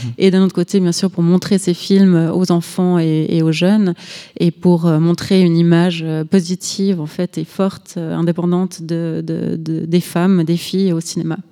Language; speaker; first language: French; native; French